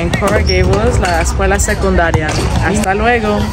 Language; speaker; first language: Spanish; early bilingual, heritage; Spanish